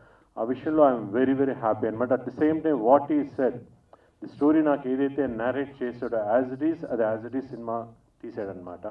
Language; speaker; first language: Telugu; native; Telugu